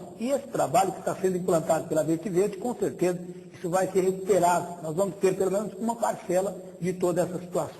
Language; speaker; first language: Portuguese; native; Portuguese